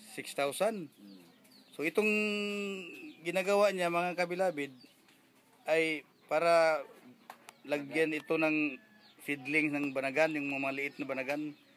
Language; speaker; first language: Filipino; non-native, local second language; Waray